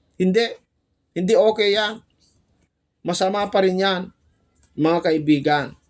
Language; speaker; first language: Filipino; non-native, local second language; Iloko